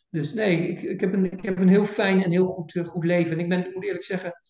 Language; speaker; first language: Dutch; native; Dutch